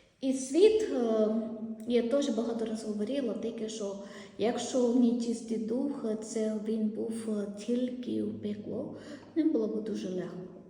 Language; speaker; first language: Ukrainian; non-native, learner; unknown